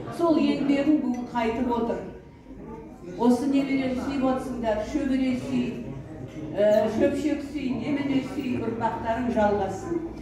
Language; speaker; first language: Kazakh; native; Kazakh